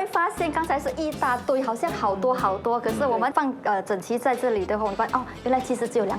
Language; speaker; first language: Chinese; native; Chinese